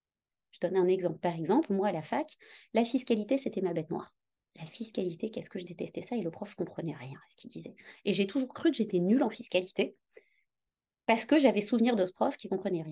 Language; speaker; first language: French; native; French